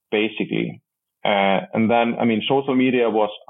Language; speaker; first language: English; non-native, fluent; Icelandic